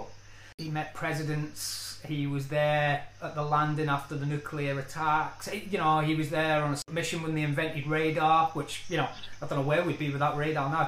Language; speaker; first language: English; native; English